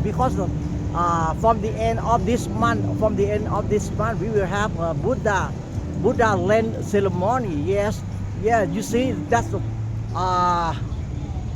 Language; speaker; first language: English; non-native, learner; Thai